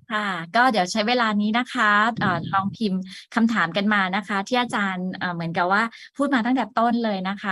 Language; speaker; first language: Thai; native; Thai